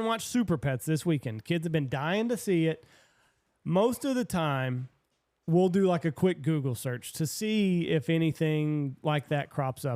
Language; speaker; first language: English; native; English